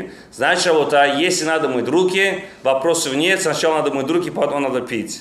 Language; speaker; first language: Russian; non-native, local second language; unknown